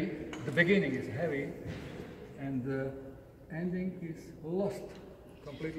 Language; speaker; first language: English; non-native, learner; Slovak